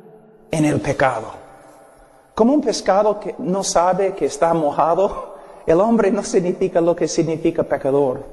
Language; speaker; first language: Spanish; non-native, fluent; English